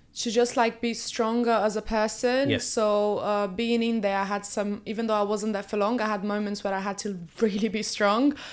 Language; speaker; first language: English; early bilingual, other home language; Portuguese